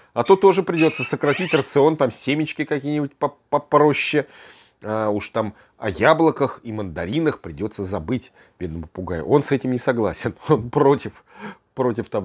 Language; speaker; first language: Russian; native; Russian